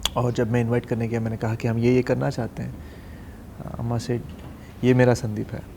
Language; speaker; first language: Hindi; non-native, fluent; Telugu